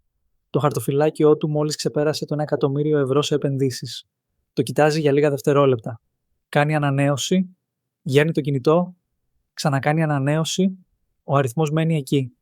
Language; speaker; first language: Greek; native; Greek